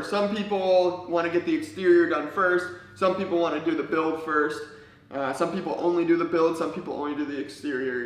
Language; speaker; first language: English; native; English